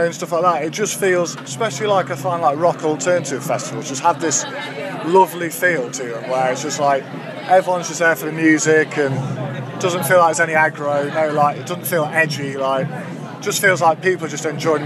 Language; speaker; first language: English; native; English